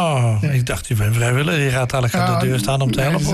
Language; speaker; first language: Dutch; native; Dutch